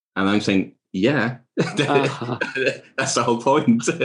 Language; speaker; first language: English; native; English